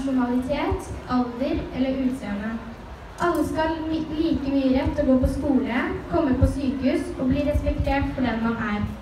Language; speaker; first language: Norwegian; native; Norwegian